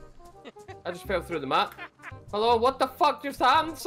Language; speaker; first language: English; native; English